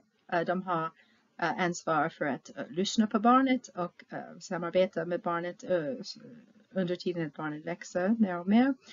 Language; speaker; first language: Swedish; non-native, fluent; English